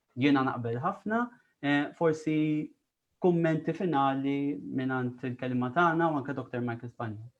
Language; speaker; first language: Maltese; native; Maltese